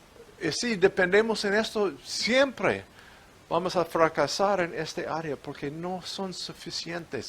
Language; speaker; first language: Spanish; non-native, fluent; English